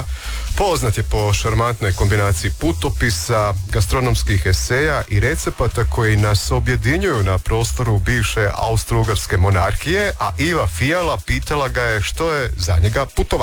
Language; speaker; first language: Serbian; native; Serbian